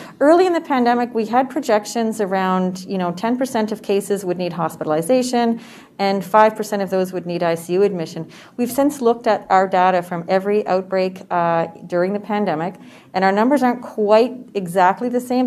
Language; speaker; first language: English; native; English